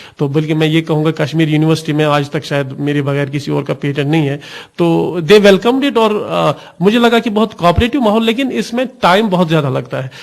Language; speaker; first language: Urdu; non-native, local second language; Kashmiri